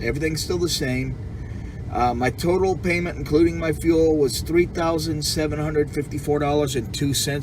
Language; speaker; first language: English; native; English